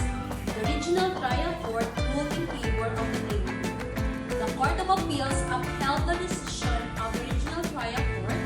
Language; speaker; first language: English; non-native, local second language; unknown